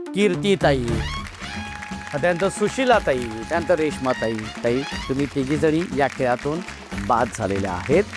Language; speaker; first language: Marathi; native; Marathi